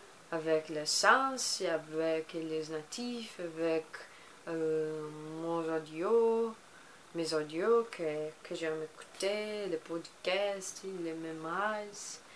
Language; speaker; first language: French; non-native, learner; Portuguese